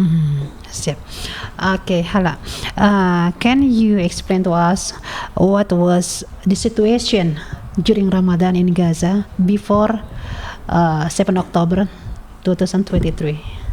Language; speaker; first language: English; non-native, learner; Indonesian